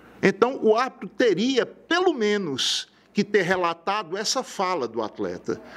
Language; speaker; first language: Portuguese; native; Portuguese